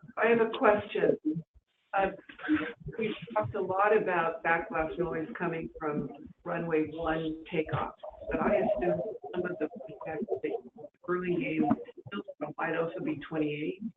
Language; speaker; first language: English; native; English